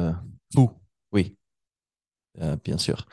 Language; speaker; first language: French; non-native, learner; English